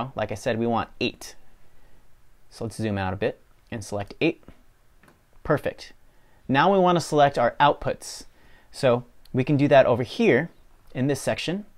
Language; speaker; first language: English; native; English